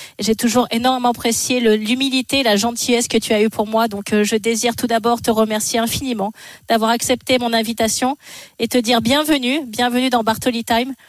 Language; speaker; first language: French; native; French